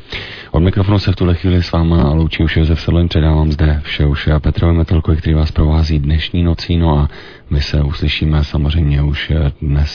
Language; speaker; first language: Czech; native; Czech